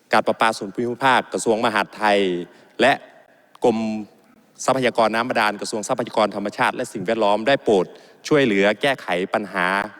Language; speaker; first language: Thai; native; Thai